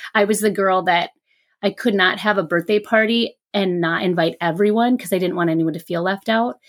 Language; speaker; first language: English; native; English